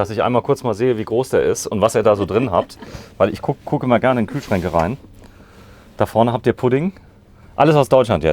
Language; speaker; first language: German; native; German